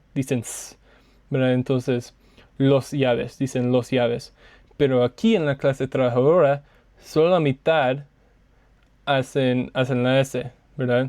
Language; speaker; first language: Spanish; non-native, learner; English